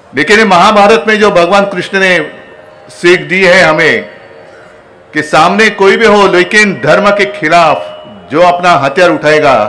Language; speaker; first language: Hindi; non-native, local second language; Marathi